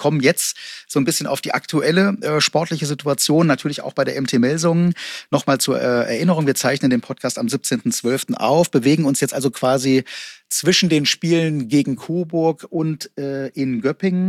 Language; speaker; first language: German; native; German